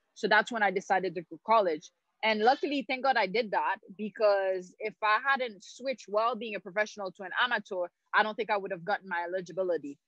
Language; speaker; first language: English; non-native, fluent; Haitian Creole